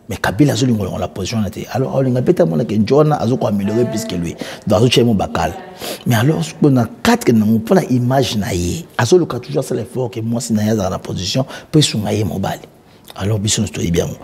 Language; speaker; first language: French; non-native, local second language; Lingala